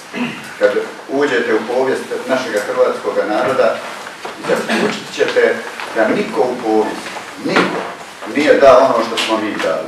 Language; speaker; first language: Croatian; native; Croatian